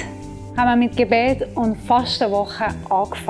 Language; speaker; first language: German; non-native, fluent; Persian